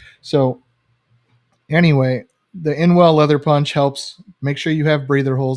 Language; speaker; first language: English; native; English